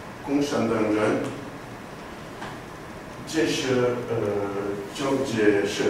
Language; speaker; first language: Chinese; non-native, learner; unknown